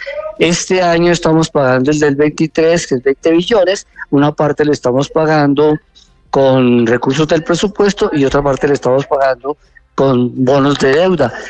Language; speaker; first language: Spanish; native; Spanish